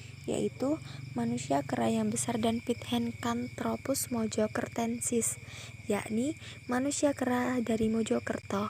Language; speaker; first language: Indonesian; native; Indonesian